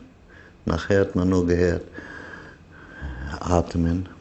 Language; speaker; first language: German; non-native, learner; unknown